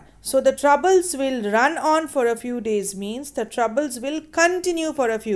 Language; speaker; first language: English; non-native, local second language; Hindi